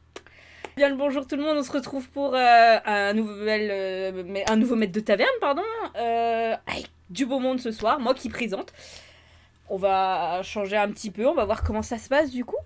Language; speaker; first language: French; native; French